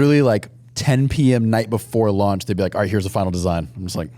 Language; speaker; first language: English; native; English